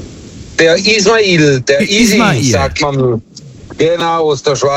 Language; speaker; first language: German; early bilingual, other home language; Turkish